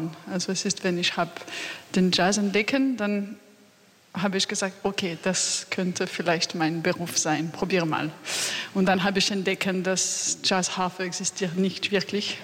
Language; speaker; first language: German; non-native, fluent; French